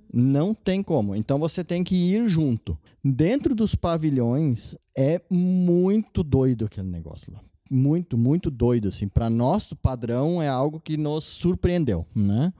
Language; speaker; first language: Portuguese; non-native, local second language; German